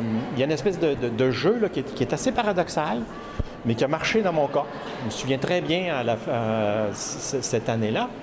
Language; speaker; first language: French; native; French